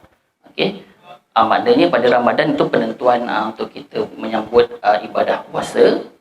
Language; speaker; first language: Malay; native; Malay